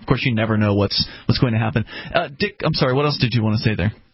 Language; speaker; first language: English; native; English